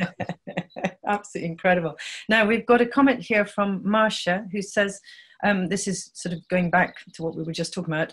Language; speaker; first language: English; native; English